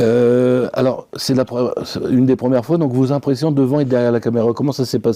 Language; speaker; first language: French; native; French